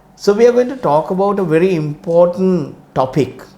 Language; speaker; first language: English; non-native, local second language; Sinhala